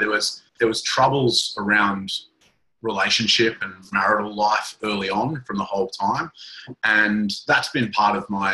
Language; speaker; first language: English; native; English